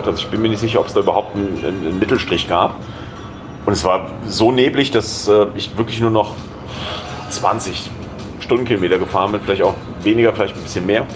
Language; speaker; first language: German; native; German